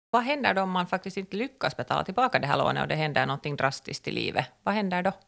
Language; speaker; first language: Swedish; native; Swedish